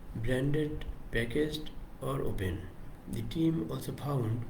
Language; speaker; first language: English; non-native, local second language; Bangla